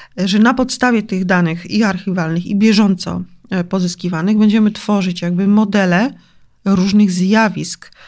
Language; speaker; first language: Polish; native; Polish